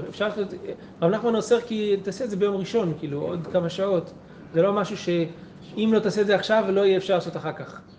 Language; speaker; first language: Hebrew; native; Hebrew